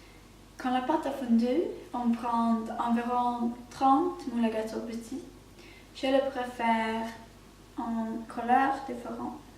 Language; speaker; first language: French; non-native, learner; Swedish